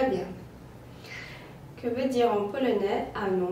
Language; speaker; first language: French; non-native, fluent; Polish